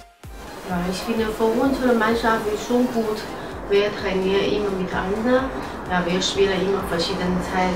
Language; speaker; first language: German; non-native, learner; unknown